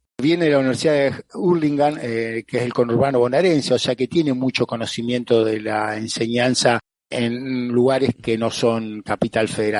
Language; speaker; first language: Spanish; native; Spanish